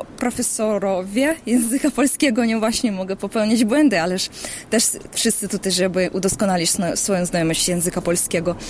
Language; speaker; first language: Polish; non-native, learner; Russian